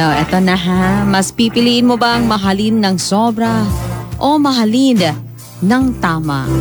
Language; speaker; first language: Filipino; non-native, local second language; Cebuano